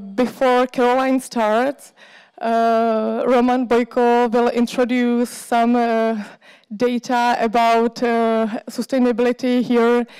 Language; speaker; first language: English; non-native, fluent; Czech